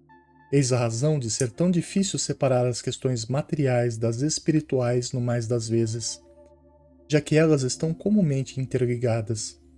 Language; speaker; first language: Portuguese; native; Portuguese